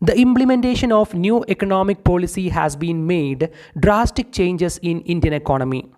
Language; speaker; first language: English; non-native, local second language; Malayalam